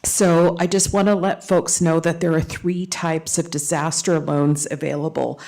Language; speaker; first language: English; native; English